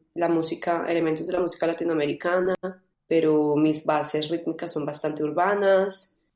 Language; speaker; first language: Spanish; native; Spanish